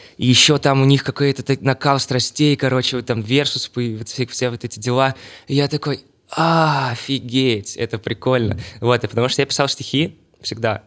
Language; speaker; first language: Russian; native; Russian